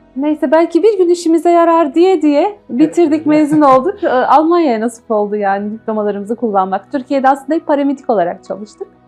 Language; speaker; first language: Turkish; native; Turkish